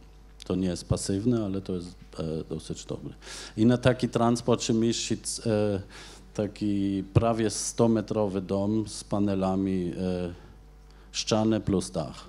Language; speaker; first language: Polish; non-native, fluent; German